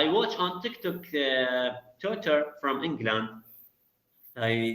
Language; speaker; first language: English; non-native, learner; Arabic